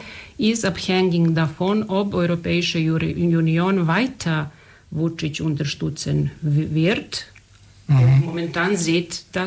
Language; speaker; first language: German; non-native, fluent; Serbian